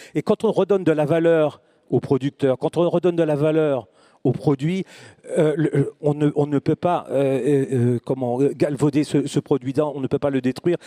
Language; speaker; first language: French; native; French